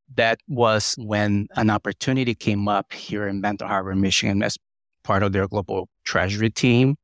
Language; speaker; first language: English; non-native, fluent; Portuguese